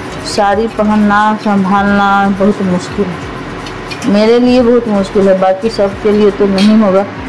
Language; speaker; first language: Hindi; non-native, local second language; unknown